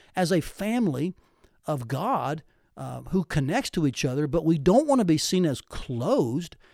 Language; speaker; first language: English; native; English